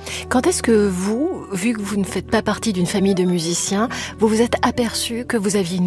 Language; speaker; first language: French; native; French